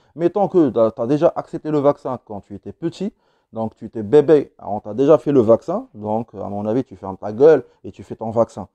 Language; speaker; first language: French; non-native, local second language; Arabic